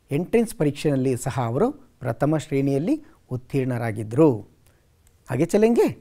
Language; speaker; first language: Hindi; non-native, local second language; Kannada